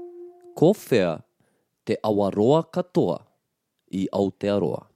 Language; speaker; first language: Māori; non-native, local second language; English